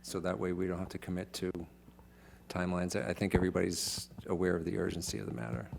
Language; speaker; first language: English; native; English